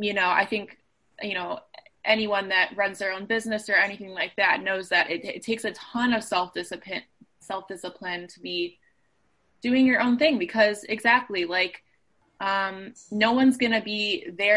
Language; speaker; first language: English; native; English